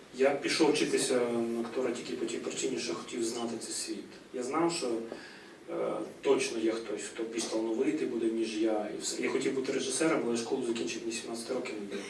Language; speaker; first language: Ukrainian; native; Ukrainian